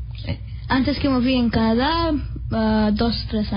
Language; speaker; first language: Spanish; early bilingual, heritage; Spanish